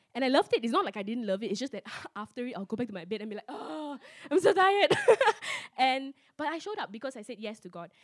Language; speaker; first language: English; non-native, local second language; Min Nan Chinese